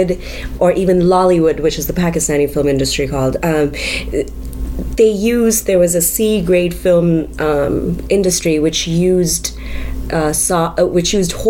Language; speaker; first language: English; non-native, local second language; Urdu